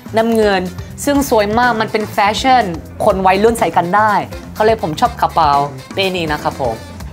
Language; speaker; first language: Thai; non-native, fluent; Korean